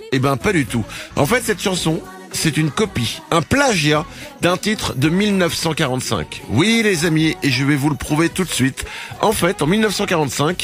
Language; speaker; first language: French; native; French